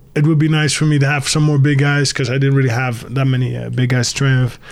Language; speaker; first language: English; early bilingual, other home language; Dutch